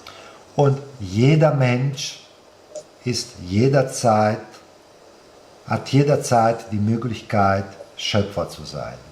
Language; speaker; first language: German; non-native, fluent; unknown